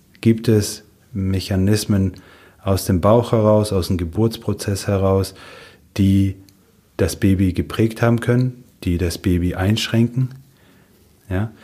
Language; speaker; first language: German; early bilingual, other home language; Russian